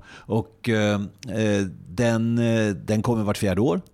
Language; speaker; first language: Swedish; native; Swedish